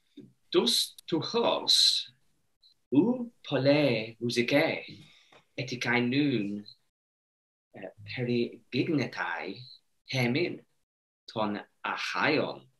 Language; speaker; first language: Greek; non-native, learner; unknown